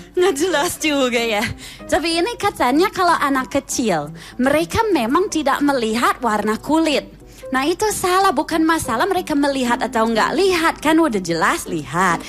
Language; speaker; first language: Indonesian; non-native, fluent; English